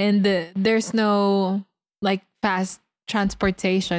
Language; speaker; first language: English; non-native, local second language; Filipino